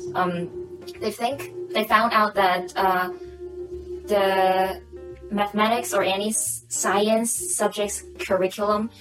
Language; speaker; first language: English; non-native, local second language; Cantonese